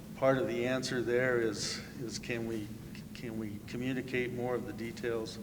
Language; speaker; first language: English; native; English